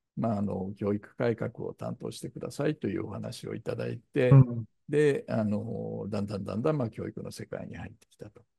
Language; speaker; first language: Japanese; native; Japanese